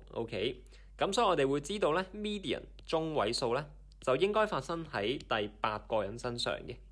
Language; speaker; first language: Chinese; non-native, local second language; Cantonese